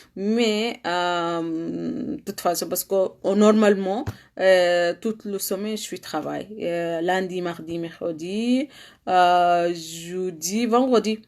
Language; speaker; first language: French; non-native, learner; Arabic